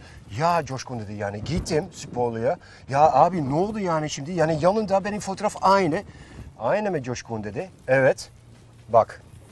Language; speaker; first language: Turkish; non-native, fluent; Dutch